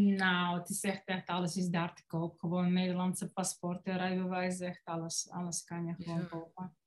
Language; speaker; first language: Dutch; non-native, fluent; Bulgarian